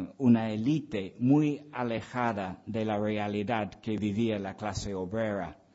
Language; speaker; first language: Spanish; non-native, fluent; English